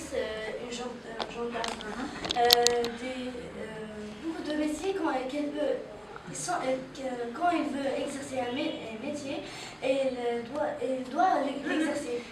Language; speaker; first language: French; non-native, local second language; Arabic